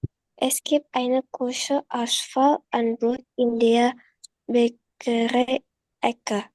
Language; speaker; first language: German; non-native, learner; Indonesian